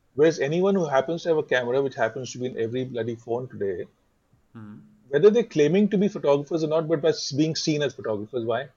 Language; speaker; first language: English; non-native, local second language; Hindi